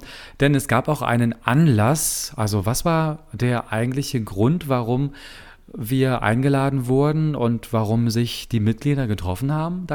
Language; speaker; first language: German; native; German